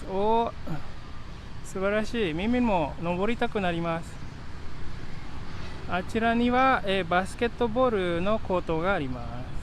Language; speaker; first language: Japanese; non-native, fluent; Indonesian